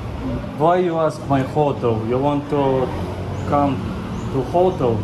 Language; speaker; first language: English; non-native, fluent; Russian